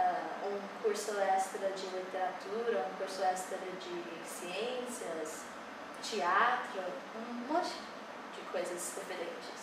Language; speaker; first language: Portuguese; early bilingual, heritage; English